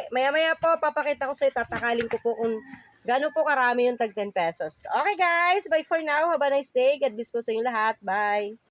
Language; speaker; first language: Filipino; non-native, local second language; Waray